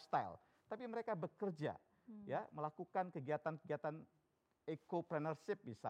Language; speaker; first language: Indonesian; native; Indonesian